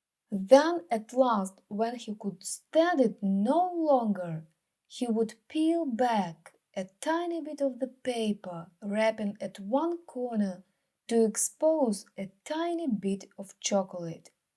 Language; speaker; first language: English; non-native, fluent; Ukrainian